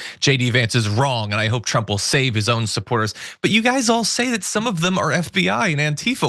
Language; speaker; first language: English; native; English